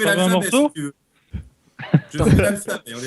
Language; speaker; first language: French; native; French